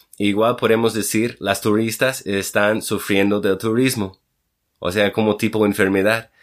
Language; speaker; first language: Spanish; non-native, fluent; English